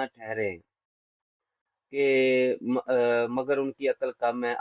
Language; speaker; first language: Hindi; non-native, local second language; Punjabi